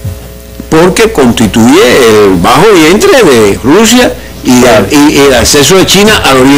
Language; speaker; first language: Spanish; native; Spanish